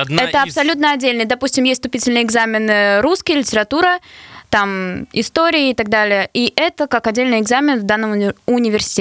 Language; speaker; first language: Russian; native; Russian